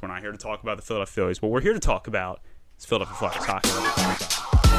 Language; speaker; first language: English; native; English